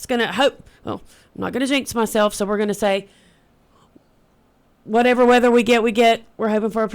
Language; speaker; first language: English; native; English